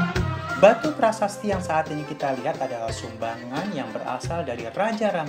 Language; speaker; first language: Indonesian; native; Indonesian